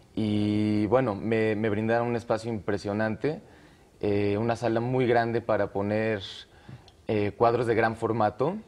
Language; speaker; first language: Spanish; native; Spanish